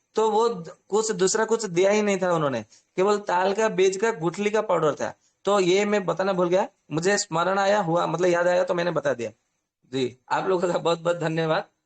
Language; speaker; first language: Hindi; non-native, local second language; Odia